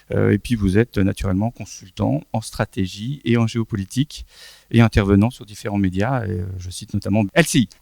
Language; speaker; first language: French; native; French